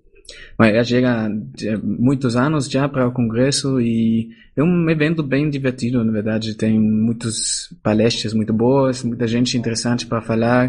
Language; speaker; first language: Portuguese; non-native, fluent; German